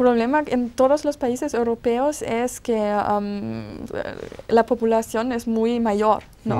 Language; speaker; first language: Spanish; non-native, fluent; German